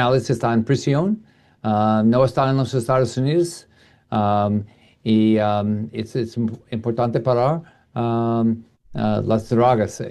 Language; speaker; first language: Spanish; non-native, learner; English